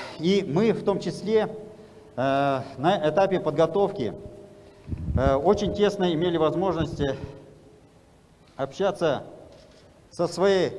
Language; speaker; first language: Russian; native; Russian